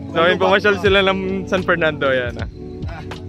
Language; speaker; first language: Filipino; native; Filipino